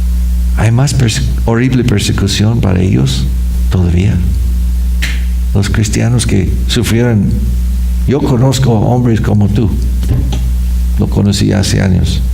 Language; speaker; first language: Spanish; non-native, fluent; English